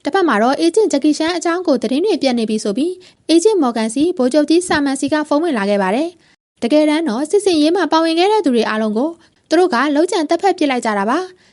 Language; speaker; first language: Burmese; native; Burmese